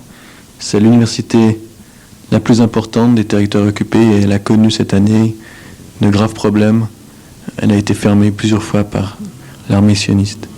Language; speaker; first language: French; native; French